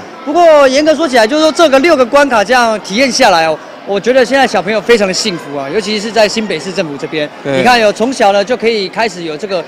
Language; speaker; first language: Chinese; native; Chinese